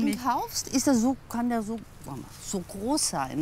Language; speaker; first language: German; native; German